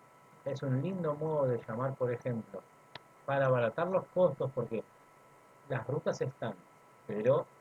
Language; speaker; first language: Spanish; native; Spanish